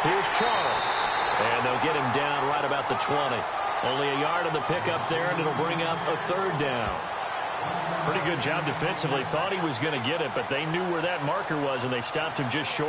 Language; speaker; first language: English; native; English